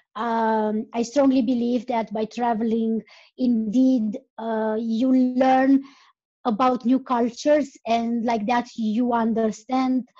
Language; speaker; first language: English; non-native, fluent; Romanian